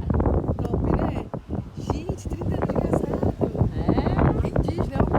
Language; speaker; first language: Portuguese; native; Portuguese